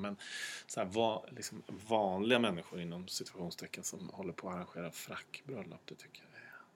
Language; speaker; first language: Swedish; native; Swedish